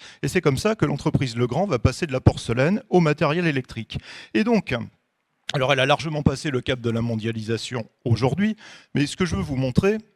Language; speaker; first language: French; native; French